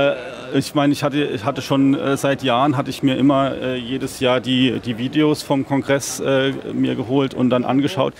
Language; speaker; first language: German; native; German